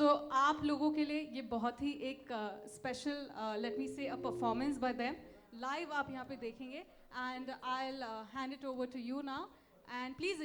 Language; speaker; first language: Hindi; native; Hindi